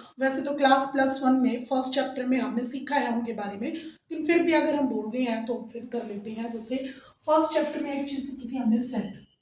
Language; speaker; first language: Hindi; native; Hindi